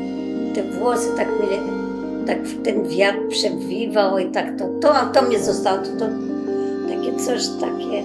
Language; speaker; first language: Polish; early bilingual, other home language; Macedonian